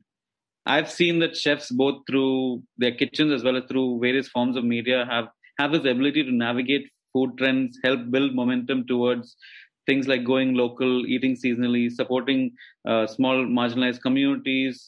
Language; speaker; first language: English; non-native, local second language; Malayalam